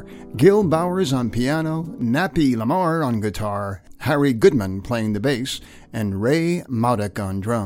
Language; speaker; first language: English; native; English